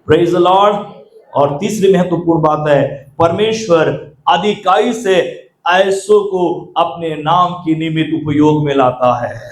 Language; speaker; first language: Hindi; non-native, local second language; Marathi